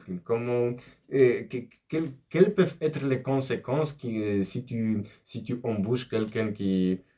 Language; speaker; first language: French; non-native, fluent; Polish